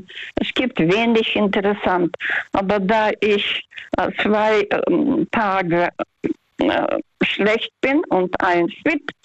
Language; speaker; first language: German; non-native, learner; Russian